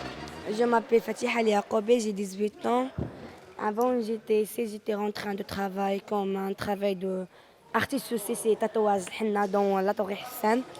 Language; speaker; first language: French; non-native, learner; Arabic